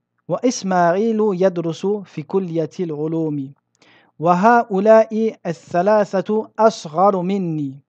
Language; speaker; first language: Arabic; non-native, fluent; French